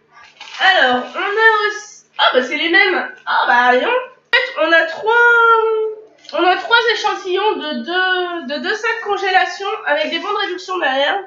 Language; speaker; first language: French; native; French